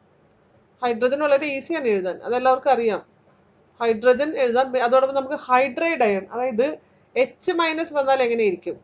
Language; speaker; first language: Malayalam; native; Malayalam